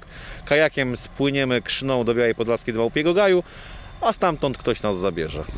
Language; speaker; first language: Polish; native; Polish